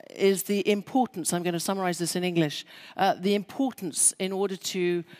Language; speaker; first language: English; early bilingual, other home language; French